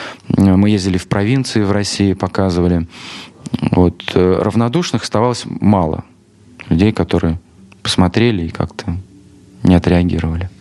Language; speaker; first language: Russian; native; Russian